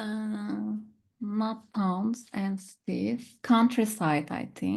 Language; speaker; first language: English; non-native, learner; Turkish